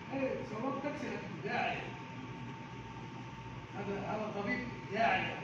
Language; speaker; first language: Arabic; non-native, learner; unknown